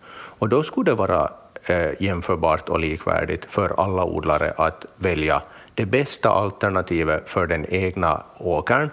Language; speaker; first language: Swedish; native; Swedish